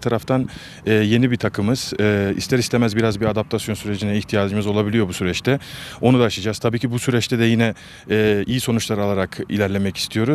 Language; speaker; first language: Turkish; native; Turkish